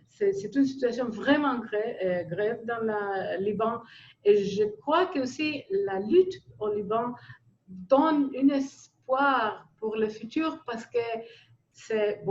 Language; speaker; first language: French; non-native, fluent; Greek